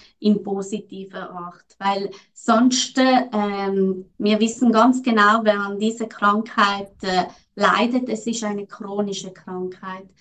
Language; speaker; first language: German; non-native, local second language; Italian